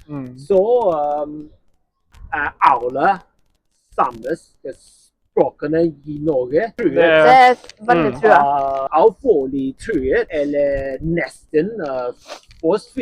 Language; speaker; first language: Norwegian; non-native, learner; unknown